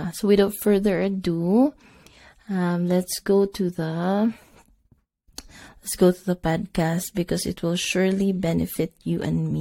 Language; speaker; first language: English; non-native, local second language; Cebuano